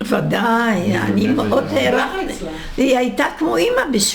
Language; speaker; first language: Hebrew; non-native, fluent; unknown